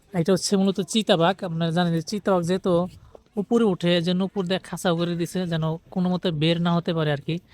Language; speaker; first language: Bangla; native; Bangla